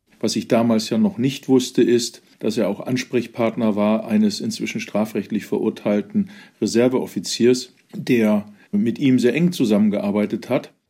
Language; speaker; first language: German; native; German